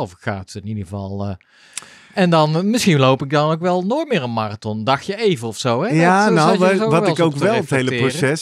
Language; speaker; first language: Dutch; native; Dutch